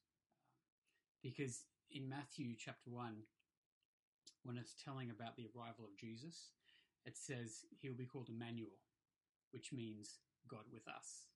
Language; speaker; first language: English; native; English